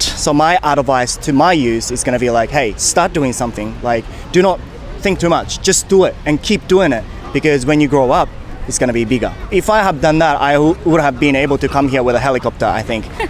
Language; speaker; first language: English; non-native, fluent; Japanese